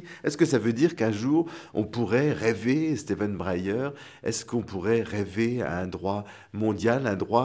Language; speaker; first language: French; native; French